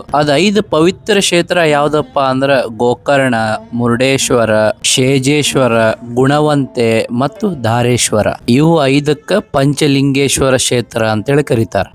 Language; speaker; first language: Kannada; native; Kannada